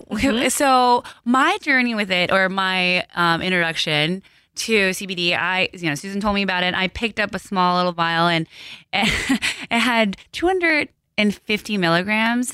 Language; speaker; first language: English; early bilingual, other home language; Korean